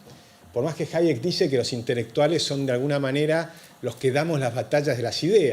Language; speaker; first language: Spanish; native; Spanish